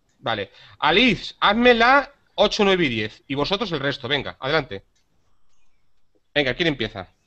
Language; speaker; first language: Spanish; native; Spanish